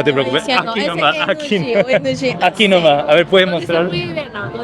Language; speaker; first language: Spanish; native; Spanish